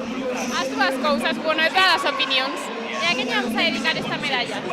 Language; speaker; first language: Galician; native; Galician